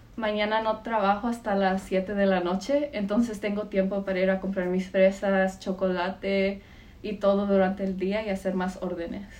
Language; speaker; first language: Spanish; early bilingual, heritage; Spanish